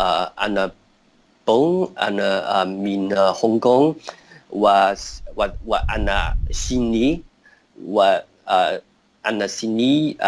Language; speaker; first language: Arabic; non-native, learner; Cantonese